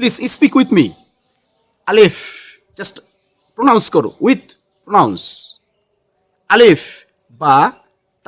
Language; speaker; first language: English; non-native, learner; Bangla